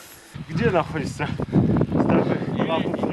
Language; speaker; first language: Russian; non-native, fluent; Korean